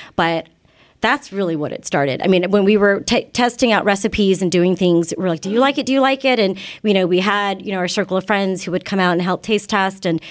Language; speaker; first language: English; native; English